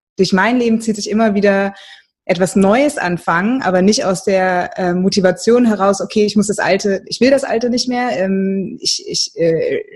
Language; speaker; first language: German; native; German